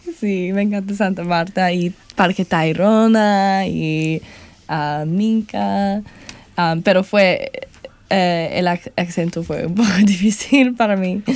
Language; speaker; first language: Spanish; non-native, learner; English